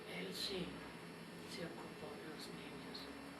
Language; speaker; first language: Spanish; non-native, fluent; German